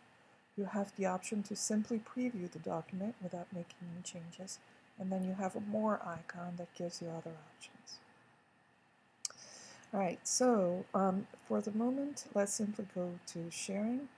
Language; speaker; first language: English; native; English